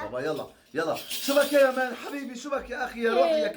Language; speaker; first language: Arabic; native; Arabic